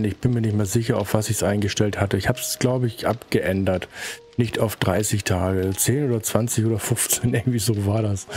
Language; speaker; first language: German; native; German